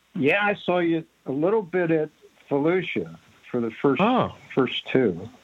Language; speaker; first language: English; native; English